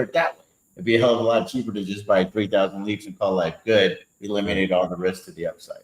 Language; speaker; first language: English; native; English